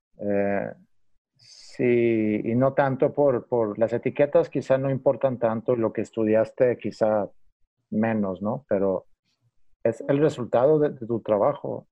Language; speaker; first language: Spanish; non-native, fluent; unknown